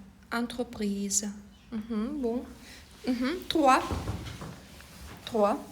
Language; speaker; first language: French; non-native, fluent; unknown